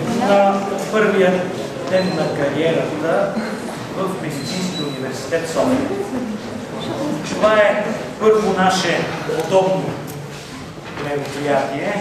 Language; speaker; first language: Bulgarian; native; Bulgarian